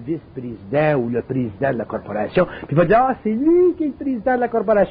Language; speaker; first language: French; native; French